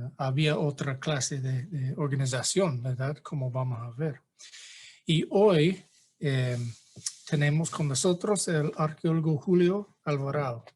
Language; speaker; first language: Spanish; non-native, fluent; English